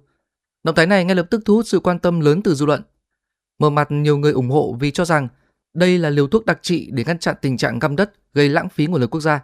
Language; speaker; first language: Vietnamese; native; Vietnamese